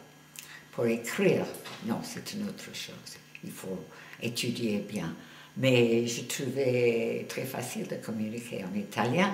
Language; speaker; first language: French; non-native, fluent; English